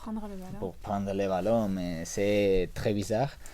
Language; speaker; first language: French; non-native, learner; Spanish